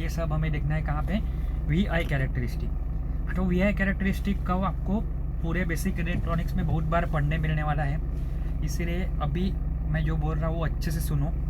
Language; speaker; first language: Hindi; non-native, local second language; Marathi